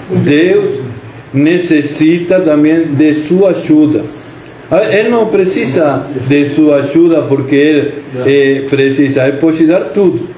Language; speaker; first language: Portuguese; non-native, fluent; Spanish